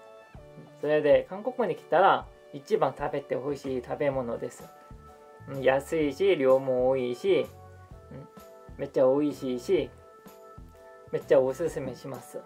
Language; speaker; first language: Japanese; non-native, fluent; Korean